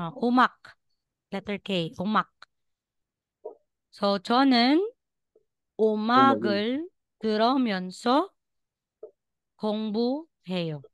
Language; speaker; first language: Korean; non-native, fluent; Filipino